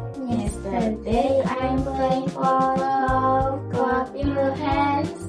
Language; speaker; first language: English; non-native, learner; Indonesian